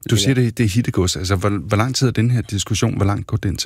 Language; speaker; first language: Danish; native; Danish